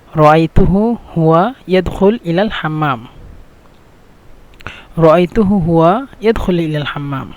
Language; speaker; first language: Arabic; non-native, fluent; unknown